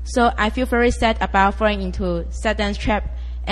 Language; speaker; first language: English; non-native, local second language; Cantonese